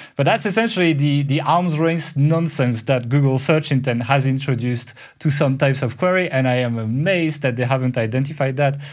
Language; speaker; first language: English; non-native, fluent; French